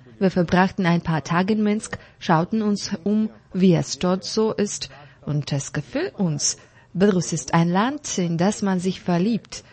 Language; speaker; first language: German; non-native, fluent; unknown